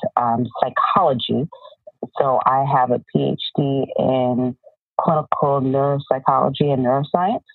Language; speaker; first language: English; native; English